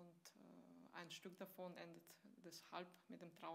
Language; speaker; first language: German; non-native, fluent; Russian